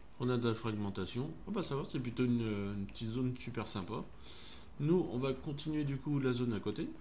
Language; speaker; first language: French; native; French